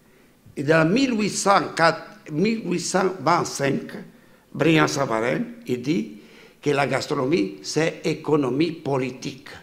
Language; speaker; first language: French; non-native, fluent; Italian